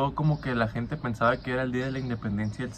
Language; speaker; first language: Spanish; native; Spanish